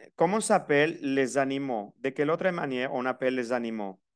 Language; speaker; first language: Spanish; native; Spanish